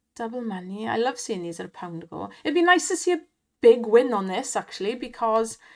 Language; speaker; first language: English; native; English